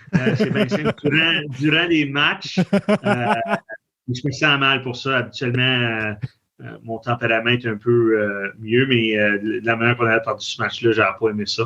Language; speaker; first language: French; native; French